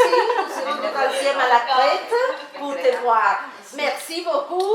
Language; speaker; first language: French; non-native, learner; Spanish